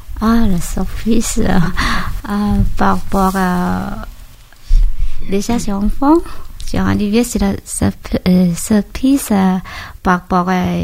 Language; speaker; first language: French; non-native, learner; Thai